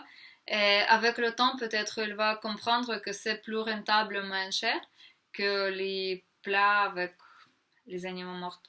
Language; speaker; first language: French; non-native, fluent; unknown